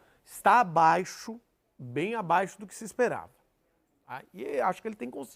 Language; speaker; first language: Portuguese; native; Portuguese